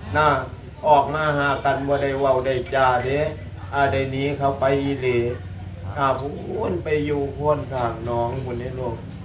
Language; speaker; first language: Thai; native; Thai